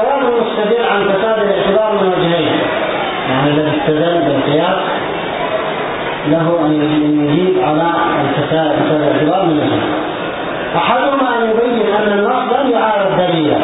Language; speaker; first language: Arabic; native; Arabic